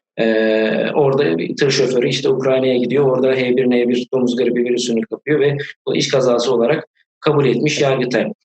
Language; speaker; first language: Turkish; native; Turkish